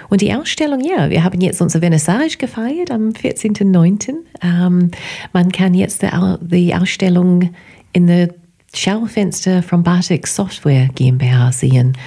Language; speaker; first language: German; non-native, fluent; English